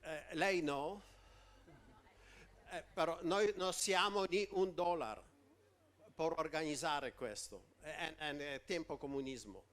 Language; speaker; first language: Italian; non-native, learner; Polish